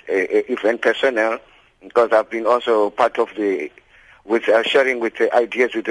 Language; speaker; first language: English; non-native, local second language; Xhosa